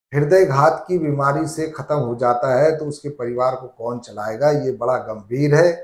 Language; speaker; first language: Hindi; native; Hindi